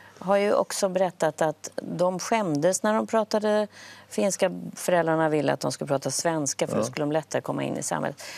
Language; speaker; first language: Swedish; native; Swedish